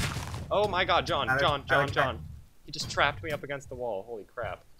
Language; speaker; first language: English; native; English